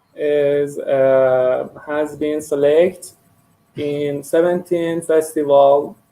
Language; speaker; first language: English; non-native, learner; Persian